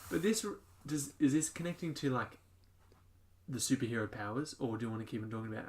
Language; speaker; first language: English; native; English